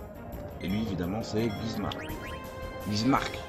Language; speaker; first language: French; native; French